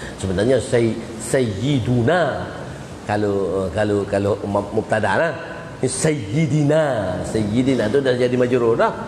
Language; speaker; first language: Malay; native; Malay